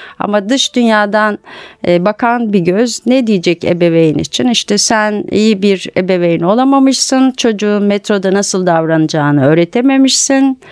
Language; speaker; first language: Turkish; native; Turkish